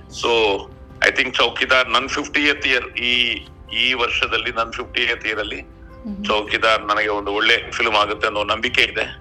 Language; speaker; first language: Kannada; non-native, local second language; Telugu